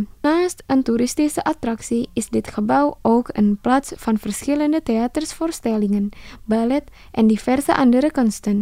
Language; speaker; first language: Dutch; non-native, fluent; Indonesian